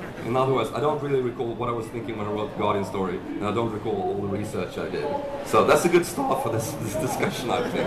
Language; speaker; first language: English; non-native, fluent; Swedish